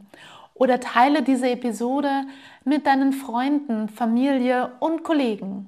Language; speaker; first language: German; native; German